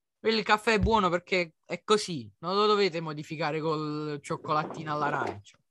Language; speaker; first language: Italian; native; Italian